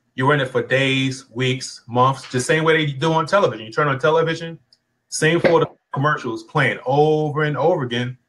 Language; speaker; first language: English; native; English